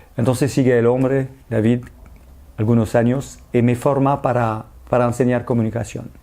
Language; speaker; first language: Spanish; non-native, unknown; French